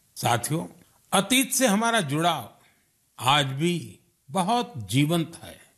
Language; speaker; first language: Hindi; non-native, local second language; Gujarati